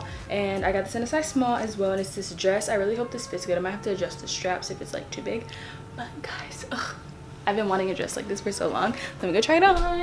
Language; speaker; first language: English; native; English